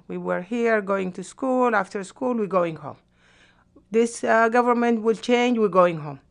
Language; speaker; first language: English; non-native, fluent; Arabic